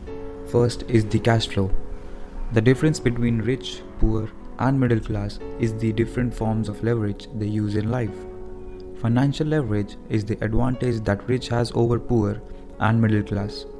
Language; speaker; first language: English; non-native, local second language; Hindi